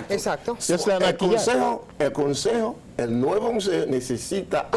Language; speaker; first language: Spanish; non-native, learner; Haitian Creole